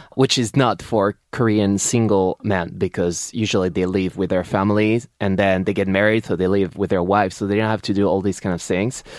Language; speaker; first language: English; non-native, fluent; French